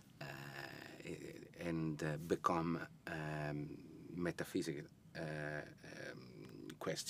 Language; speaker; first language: English; non-native, learner; Italian